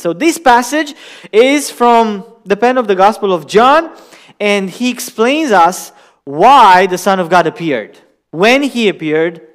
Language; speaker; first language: English; non-native, fluent; Romanian